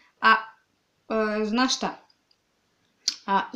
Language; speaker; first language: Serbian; non-native, learner; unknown